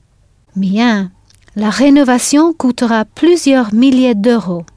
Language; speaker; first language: French; non-native, fluent; English